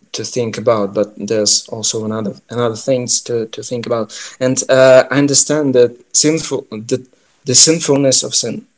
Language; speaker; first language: English; non-native, fluent; Ukrainian